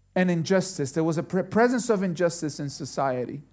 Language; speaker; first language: English; early bilingual, other home language; German